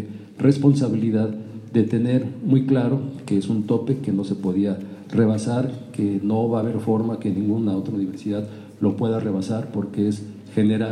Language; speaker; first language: Spanish; native; Spanish